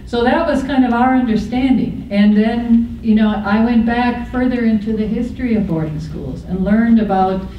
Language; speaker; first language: English; native; English